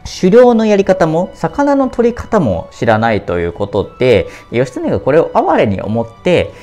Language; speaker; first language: Japanese; native; Japanese